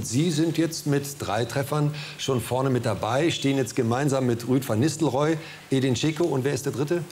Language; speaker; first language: German; native; German